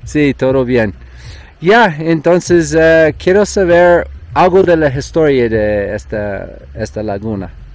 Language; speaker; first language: Spanish; non-native, learner; English